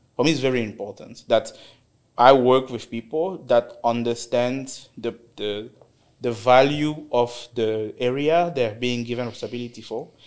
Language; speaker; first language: English; non-native, fluent; French